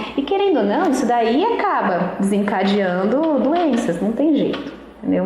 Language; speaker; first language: Portuguese; native; Portuguese